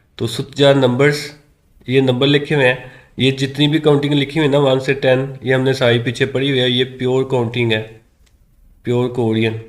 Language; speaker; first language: Urdu; non-native, local second language; Punjabi